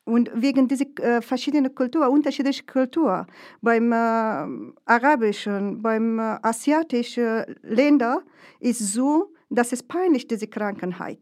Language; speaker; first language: German; non-native, fluent; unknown